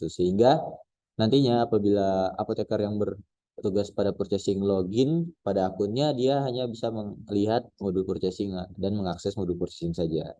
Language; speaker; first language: Indonesian; native; Indonesian